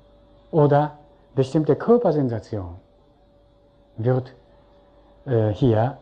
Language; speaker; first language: German; non-native, fluent; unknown